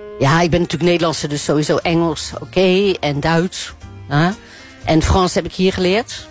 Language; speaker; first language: Dutch; native; Dutch